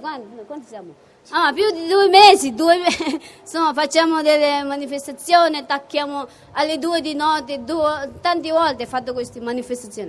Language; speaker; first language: Italian; non-native, fluent; Tibetan